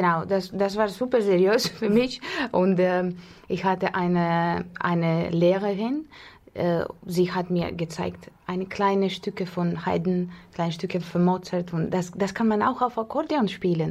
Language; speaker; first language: German; non-native, learner; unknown